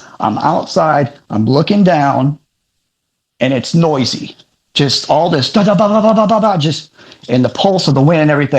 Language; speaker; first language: English; native; English